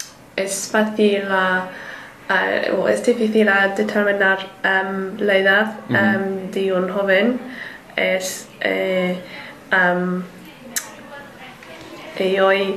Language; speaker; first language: Spanish; non-native, learner; English